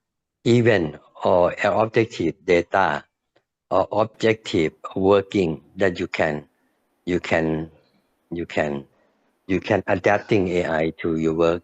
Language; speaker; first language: English; non-native, learner; Thai